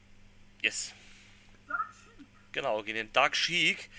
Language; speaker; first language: German; native; German